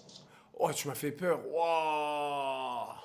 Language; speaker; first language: French; native; French